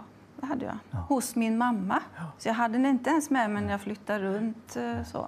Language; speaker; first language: Swedish; native; Swedish